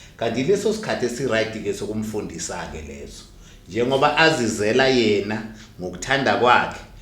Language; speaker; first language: Zulu; native; Zulu